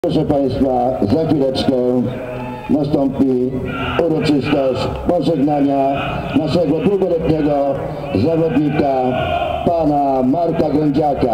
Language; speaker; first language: Polish; native; Polish